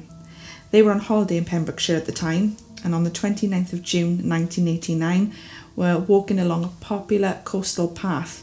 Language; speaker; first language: English; native; English